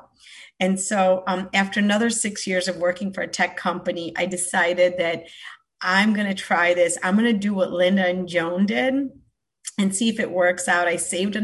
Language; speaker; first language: English; early bilingual, other home language; Polish